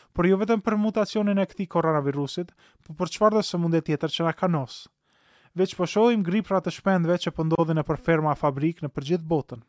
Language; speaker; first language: Albanian; native; Albanian